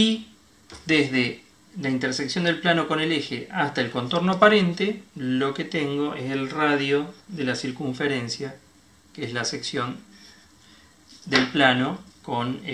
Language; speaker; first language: Spanish; native; Spanish